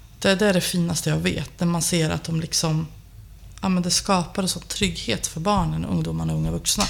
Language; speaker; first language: Swedish; early bilingual, other home language; Albanian